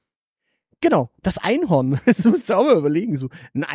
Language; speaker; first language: German; native; German